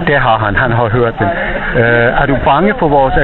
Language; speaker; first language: Danish; non-native, fluent; Persian